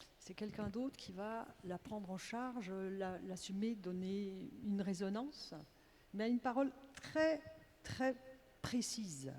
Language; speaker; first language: French; native; French